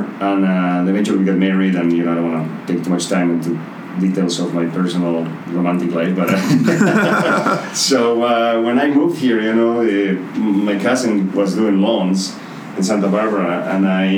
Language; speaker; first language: English; non-native, fluent; Spanish